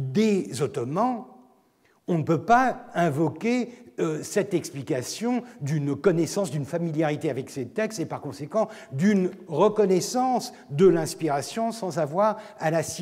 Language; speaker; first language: French; non-native, fluent; Turkish